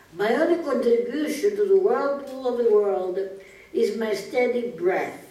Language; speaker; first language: English; non-native, fluent; Greek